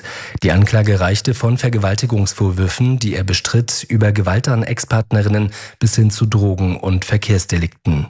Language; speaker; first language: German; native; German